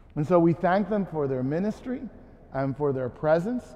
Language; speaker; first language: English; early bilingual, other home language; Spanish